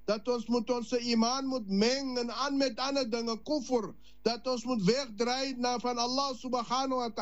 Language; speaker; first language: Dutch; non-native, learner; Afrikaans